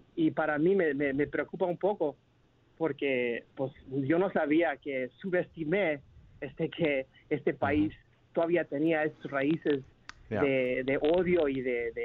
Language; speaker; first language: Spanish; early bilingual, heritage; Spanish